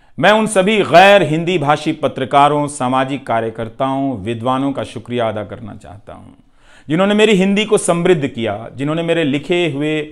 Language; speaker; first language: Hindi; non-native, local second language; Bhojpuri